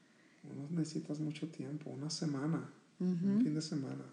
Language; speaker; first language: Spanish; early bilingual, heritage; Spanish